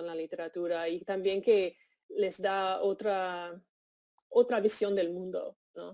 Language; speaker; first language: Spanish; non-native, fluent; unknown